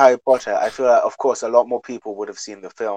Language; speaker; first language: English; native; English